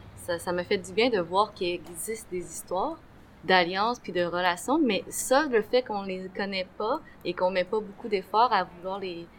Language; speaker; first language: French; native; French